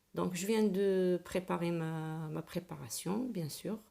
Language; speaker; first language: French; non-native, local second language; Arabic